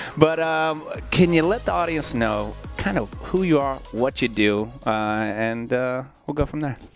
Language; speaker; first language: English; native; English